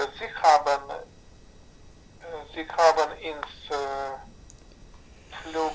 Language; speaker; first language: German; non-native, learner; Ukrainian